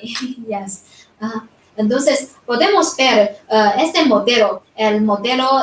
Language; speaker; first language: Spanish; non-native, fluent; Chinese